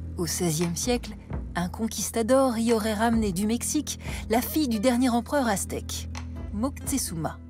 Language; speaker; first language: French; native; French